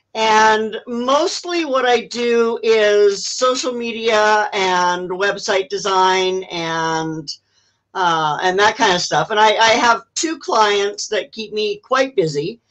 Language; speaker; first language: English; native; English